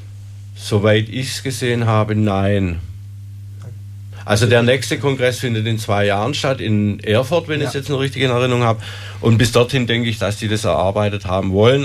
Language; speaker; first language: German; native; German